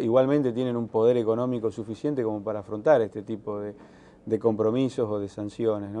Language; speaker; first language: Spanish; native; Spanish